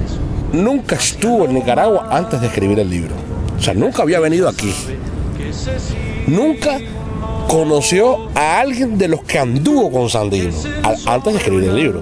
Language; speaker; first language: Spanish; native; Spanish